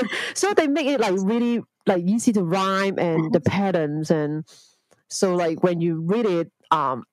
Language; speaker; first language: English; non-native, local second language; Cantonese